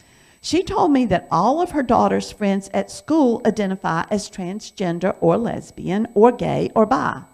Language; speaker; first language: English; native; English